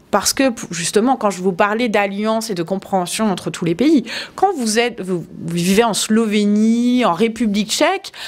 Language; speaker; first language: French; native; French